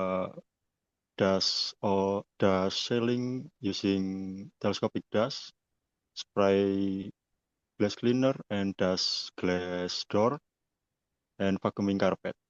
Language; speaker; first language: English; non-native, learner; Indonesian